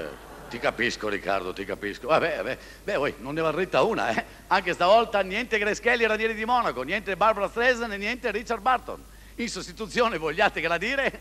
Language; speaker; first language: Italian; native; Italian